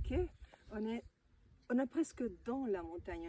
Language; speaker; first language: French; non-native, fluent; Spanish